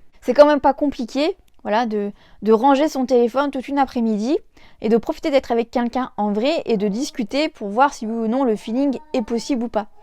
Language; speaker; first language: French; native; French